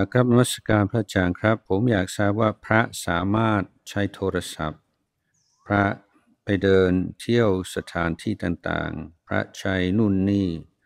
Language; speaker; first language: Thai; non-native, fluent; English